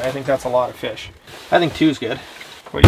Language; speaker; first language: English; native; English